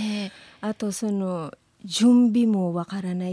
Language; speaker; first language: Japanese; non-native, learner; Filipino